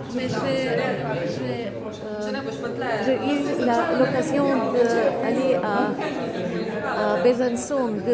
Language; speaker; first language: French; non-native, fluent; Slovenian